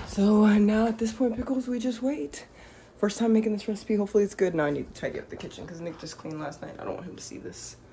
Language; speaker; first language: English; native; English